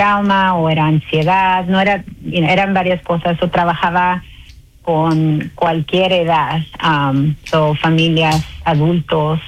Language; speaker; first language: Spanish; early bilingual, heritage; Spanish